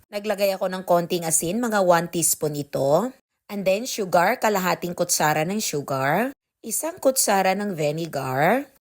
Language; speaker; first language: Filipino; native; Filipino